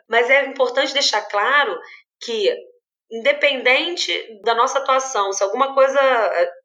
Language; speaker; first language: Portuguese; native; Portuguese